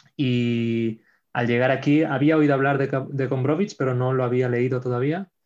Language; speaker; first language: Spanish; non-native, local second language; Catalan